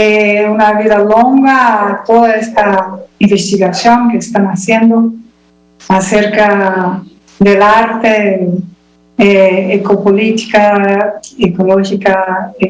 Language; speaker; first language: Spanish; non-native, learner; Portuguese